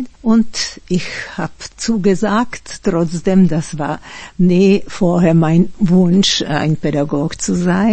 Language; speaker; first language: German; non-native, fluent; Slovak